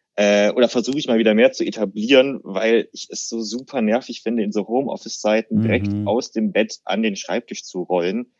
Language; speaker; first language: German; native; German